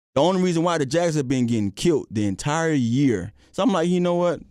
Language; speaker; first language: English; native; English